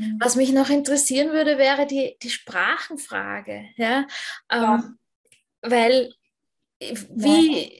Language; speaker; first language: German; native; German